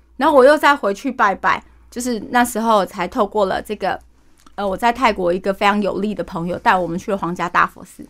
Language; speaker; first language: Chinese; native; Chinese